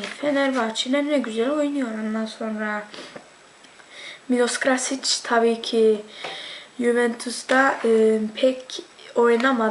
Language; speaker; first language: Turkish; early bilingual, heritage; Turkish